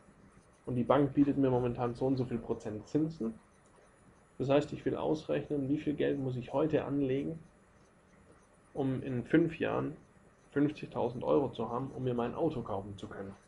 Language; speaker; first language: German; native; German